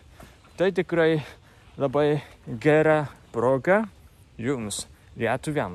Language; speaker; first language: Lithuanian; non-native, fluent; Japanese